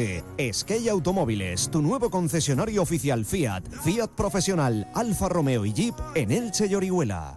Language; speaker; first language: Spanish; native; Spanish